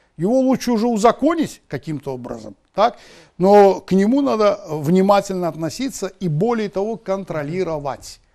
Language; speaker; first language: Russian; non-native, local second language; Azerbaijani